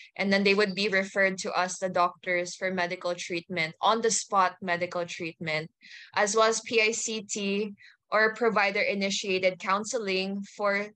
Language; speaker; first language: English; native; English